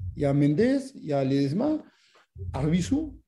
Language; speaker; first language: French; non-native, fluent; Spanish